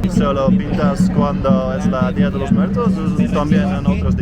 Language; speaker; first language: Spanish; non-native, learner; Dutch